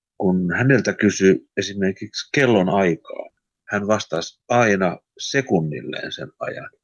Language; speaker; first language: Finnish; early bilingual, heritage; Finnish